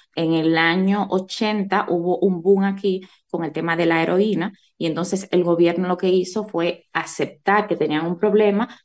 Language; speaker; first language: Spanish; native; Spanish